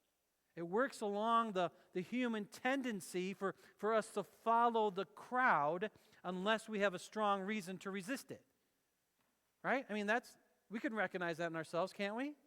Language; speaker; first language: English; native; English